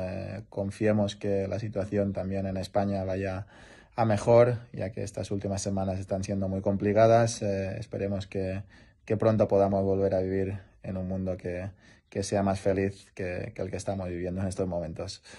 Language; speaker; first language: Spanish; native; Spanish